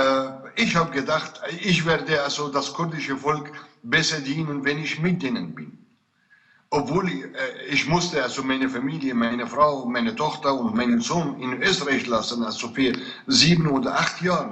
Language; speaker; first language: German; non-native, fluent; Kurdish